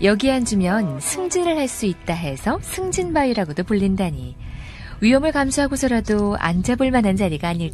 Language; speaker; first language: Korean; native; Korean